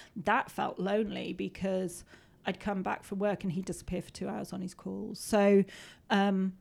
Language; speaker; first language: English; native; English